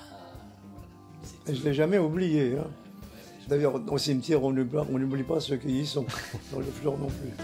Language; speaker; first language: French; native; French